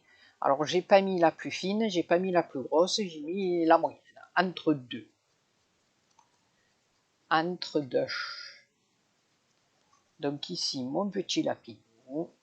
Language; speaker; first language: French; native; French